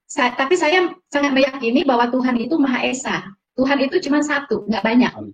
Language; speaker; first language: Indonesian; non-native, local second language; Minangkabau